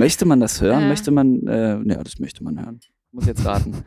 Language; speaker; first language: German; native; German